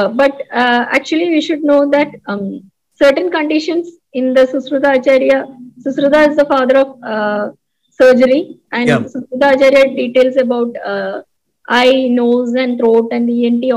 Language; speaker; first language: English; non-native, local second language; Malayalam